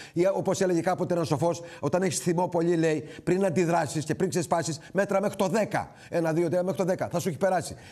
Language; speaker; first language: Greek; native; Greek